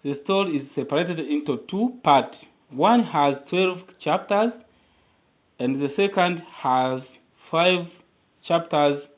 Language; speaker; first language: English; non-native, local second language; Swahili